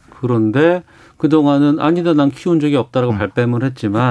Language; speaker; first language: Korean; native; Korean